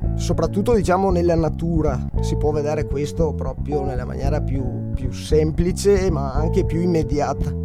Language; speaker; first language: Italian; native; Italian